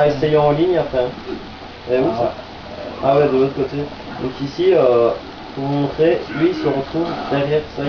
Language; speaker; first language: French; native; French